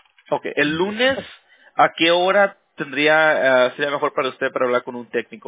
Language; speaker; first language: Spanish; early bilingual, heritage; Spanish